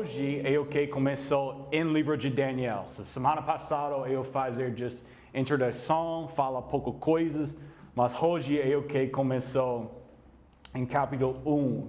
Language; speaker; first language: Portuguese; non-native, learner; English